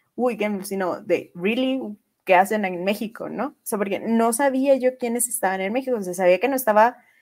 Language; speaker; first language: Spanish; native; Spanish